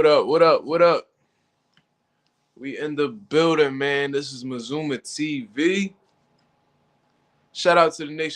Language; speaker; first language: English; native; English